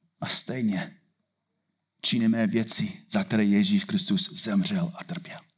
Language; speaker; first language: Czech; non-native, fluent; English